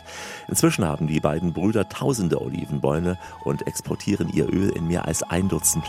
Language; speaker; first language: German; native; German